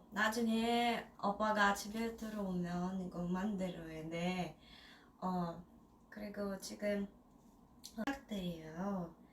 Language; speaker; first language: Korean; non-native, learner; Russian